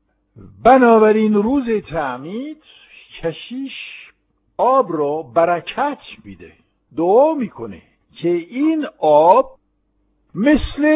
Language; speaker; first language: Persian; non-native, fluent; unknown